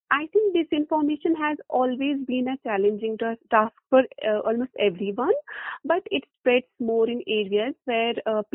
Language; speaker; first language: English; non-native, local second language; Kashmiri